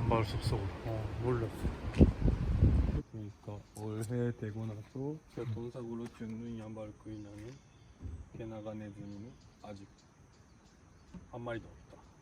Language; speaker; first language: Korean; non-native, fluent; Japanese